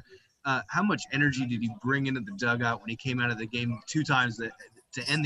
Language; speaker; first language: English; native; English